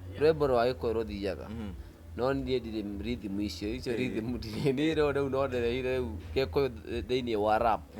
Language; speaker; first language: Kikuyu; non-native, local second language; Swahili